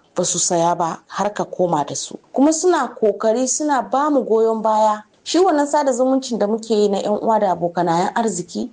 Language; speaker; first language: Hausa; native; Hausa